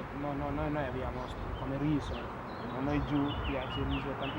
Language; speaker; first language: Italian; non-native, learner; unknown